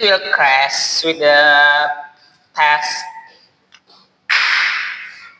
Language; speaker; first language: English; non-native, learner; Indonesian